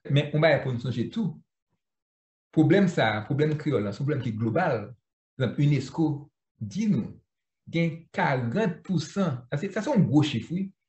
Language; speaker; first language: Haitian Creole; native; Haitian Creole